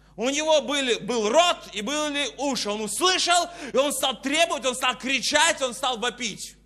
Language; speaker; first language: Russian; native; Russian